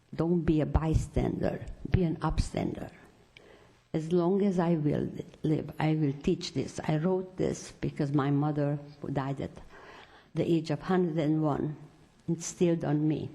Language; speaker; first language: English; non-native, fluent; Romanian